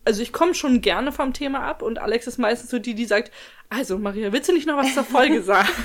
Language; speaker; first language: German; native; German